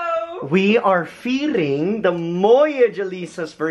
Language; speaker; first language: Dutch; non-native, fluent; English